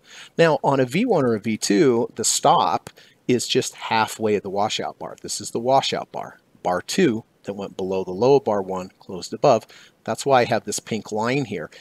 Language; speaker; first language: English; native; English